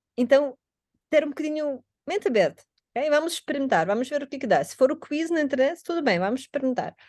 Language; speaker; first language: Portuguese; non-native, fluent; Russian